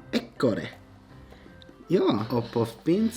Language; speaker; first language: Swedish; non-native, fluent; English